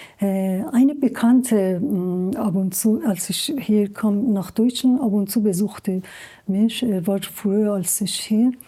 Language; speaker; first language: German; non-native, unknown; Persian